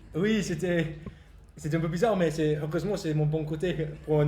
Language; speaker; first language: French; non-native, learner; English